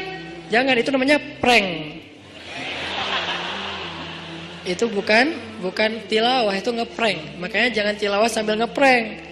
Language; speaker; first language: Indonesian; native; Indonesian